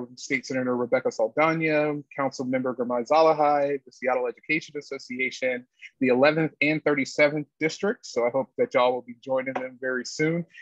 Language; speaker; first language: English; native; English